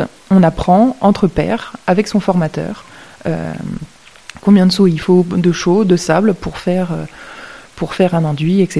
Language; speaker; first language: French; native; French